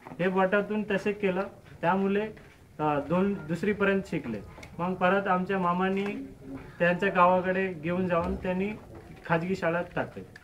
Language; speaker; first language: Marathi; non-native, fluent; Kannada